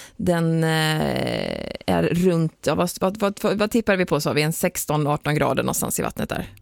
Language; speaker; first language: Swedish; native; Swedish